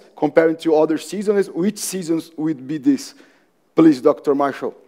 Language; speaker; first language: English; non-native, fluent; Portuguese